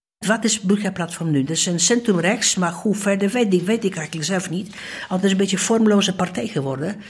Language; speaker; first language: Dutch; non-native, fluent; Polish